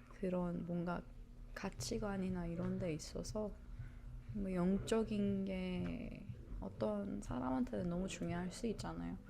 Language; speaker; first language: Korean; non-native, fluent; Persian